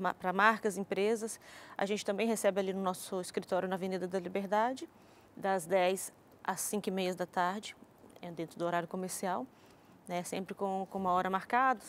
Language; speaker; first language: Portuguese; native; Portuguese